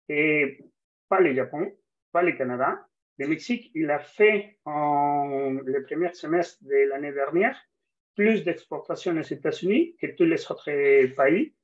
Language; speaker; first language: French; non-native, fluent; Spanish